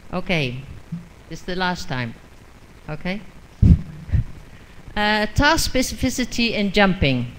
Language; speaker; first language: English; non-native, fluent; Dutch